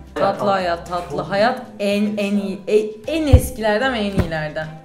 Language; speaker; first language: Turkish; native; Turkish